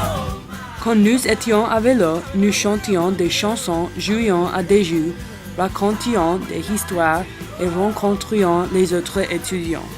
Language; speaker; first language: French; non-native, learner; English